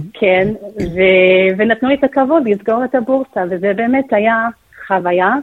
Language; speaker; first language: Hebrew; non-native, fluent; English